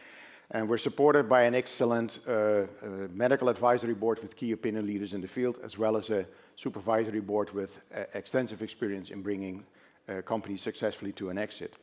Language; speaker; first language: English; non-native, fluent; Dutch